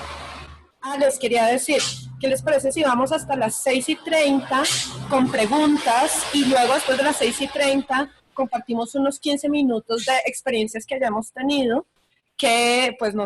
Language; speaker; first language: Spanish; native; Spanish